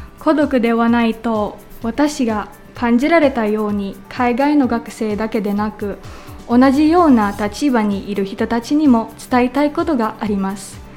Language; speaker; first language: Japanese; non-native, learner; Filipino